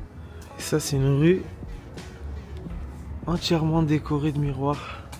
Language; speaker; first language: French; native; French